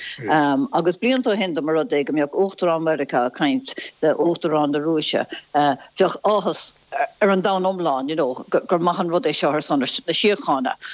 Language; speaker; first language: Irish; non-native, local second language; English